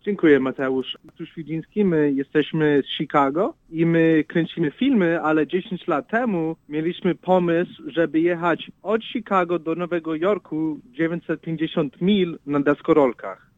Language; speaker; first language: Polish; early bilingual, heritage; English